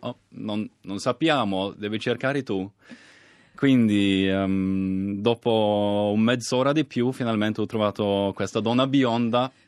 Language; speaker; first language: Italian; non-native, fluent; Swedish